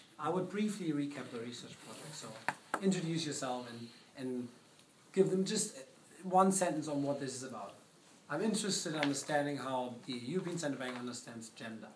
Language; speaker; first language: English; non-native, fluent; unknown